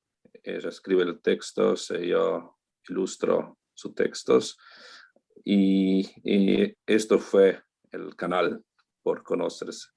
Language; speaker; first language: Spanish; non-native, learner; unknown